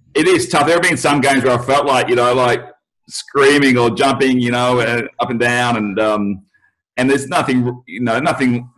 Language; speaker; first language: English; native; English